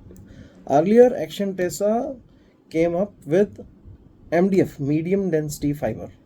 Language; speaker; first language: English; non-native, local second language; Hindi